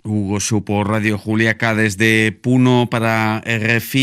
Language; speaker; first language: Spanish; native; Spanish